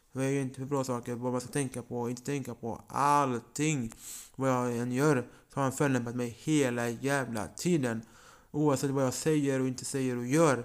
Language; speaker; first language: Swedish; early bilingual, other home language; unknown